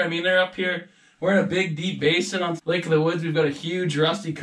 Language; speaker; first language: English; native; English